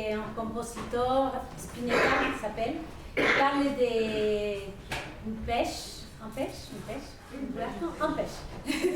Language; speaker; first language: French; non-native, fluent; Spanish